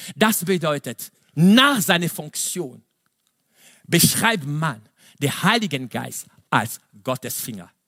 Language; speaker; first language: German; non-native, fluent; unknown